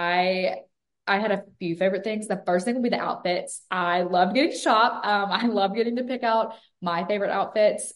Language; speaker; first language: English; native; English